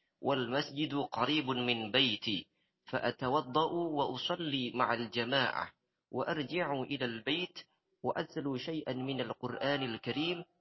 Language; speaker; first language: Arabic; non-native, learner; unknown